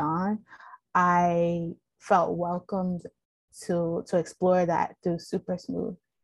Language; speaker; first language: English; native; English